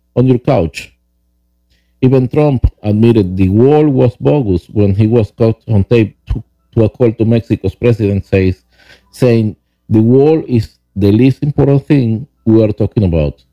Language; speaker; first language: English; non-native, fluent; Spanish